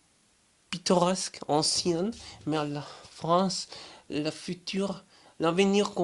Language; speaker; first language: French; non-native, learner; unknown